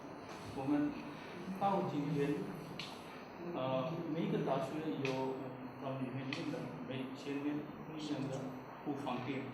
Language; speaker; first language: Chinese; non-native, learner; Hindi